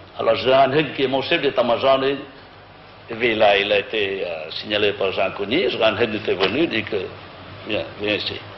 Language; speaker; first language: French; non-native, local second language; Vietnamese